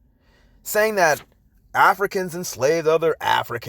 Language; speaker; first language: English; native; English